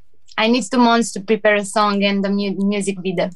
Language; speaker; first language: English; non-native, learner; Romanian